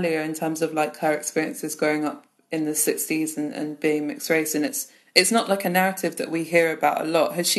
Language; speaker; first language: English; native; English